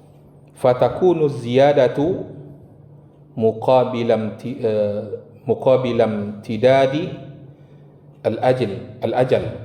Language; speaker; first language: Arabic; non-native, fluent; Indonesian